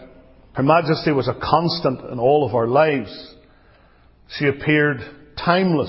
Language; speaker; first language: English; native; English